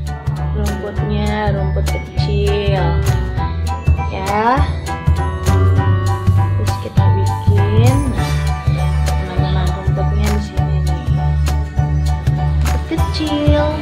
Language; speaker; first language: Indonesian; native; Indonesian